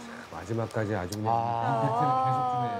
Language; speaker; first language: Korean; native; Korean